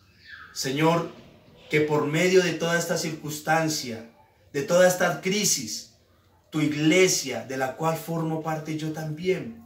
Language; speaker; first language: Spanish; native; Spanish